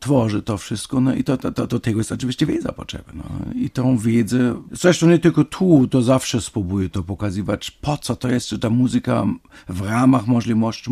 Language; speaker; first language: Polish; non-native, fluent; German